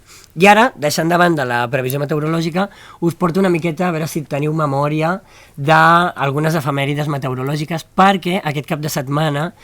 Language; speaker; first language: Catalan; native; Catalan